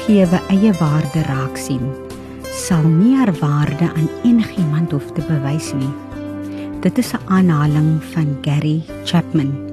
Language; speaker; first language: Afrikaans; native; Afrikaans